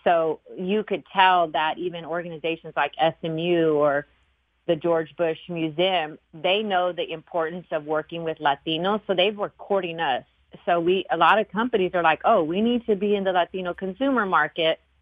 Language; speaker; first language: English; early bilingual, other home language; Spanish